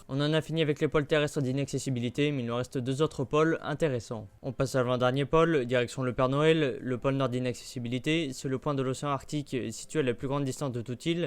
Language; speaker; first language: French; native; French